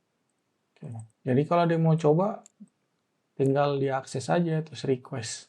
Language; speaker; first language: Indonesian; native; Indonesian